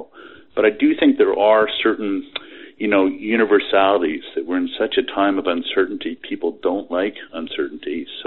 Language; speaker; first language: English; native; English